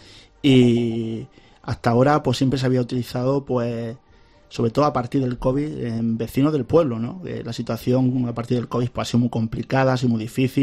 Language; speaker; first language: Spanish; native; Spanish